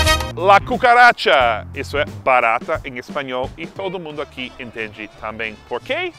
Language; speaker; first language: Portuguese; non-native, fluent; English